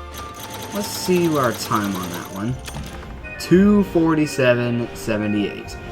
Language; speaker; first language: English; native; English